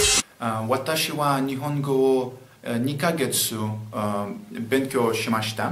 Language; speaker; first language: Japanese; non-native, learner; Russian